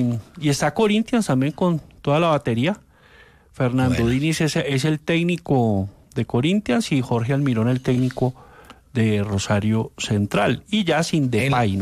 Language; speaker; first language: Spanish; native; Spanish